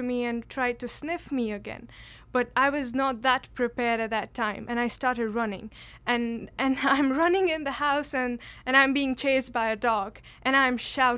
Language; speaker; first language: English; non-native, local second language; Kashmiri